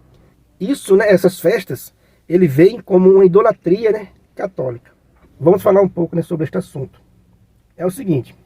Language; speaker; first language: Portuguese; native; Portuguese